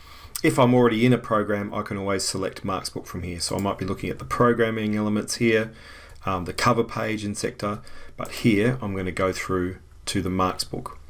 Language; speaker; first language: English; native; English